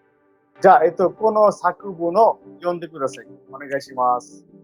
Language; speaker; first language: Japanese; non-native, fluent; Bangla